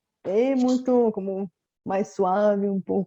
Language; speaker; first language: Portuguese; non-native, fluent; Bulgarian